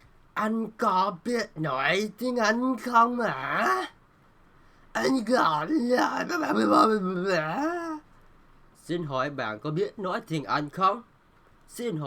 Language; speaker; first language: Vietnamese; non-native, learner; English